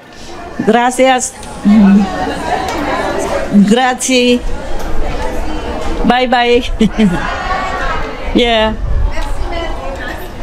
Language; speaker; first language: English; non-native, fluent; Vietnamese